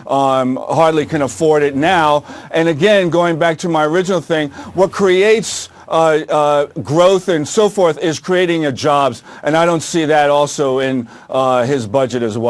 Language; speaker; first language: English; native; English